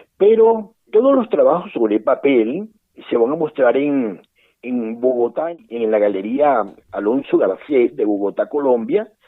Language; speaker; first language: Spanish; native; Spanish